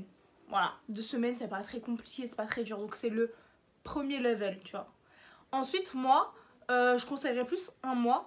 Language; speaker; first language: French; native; French